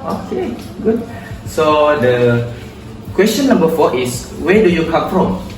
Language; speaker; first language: English; non-native, local second language; Malay